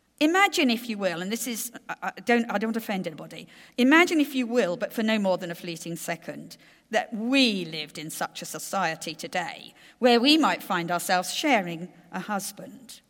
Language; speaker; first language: English; native; English